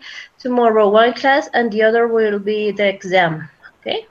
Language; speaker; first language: English; non-native, fluent; Spanish